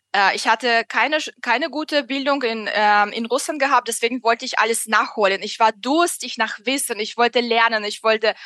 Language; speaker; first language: German; non-native, fluent; Russian